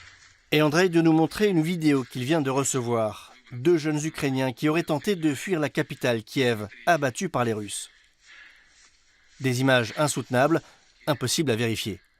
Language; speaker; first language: French; native; French